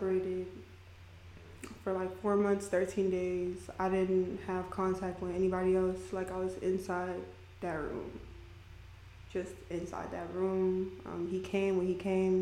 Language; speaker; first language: English; native; English